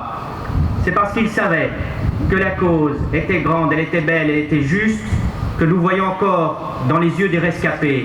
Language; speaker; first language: French; native; French